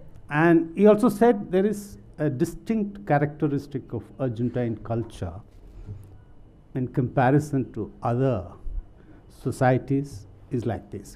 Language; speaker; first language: English; non-native, local second language; Tamil